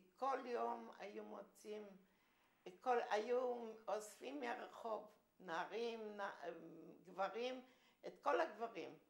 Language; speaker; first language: Hebrew; early bilingual, other home language; Romanian